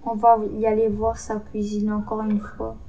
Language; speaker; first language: French; native; French